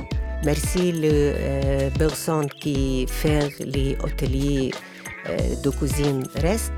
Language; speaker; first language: French; non-native, learner; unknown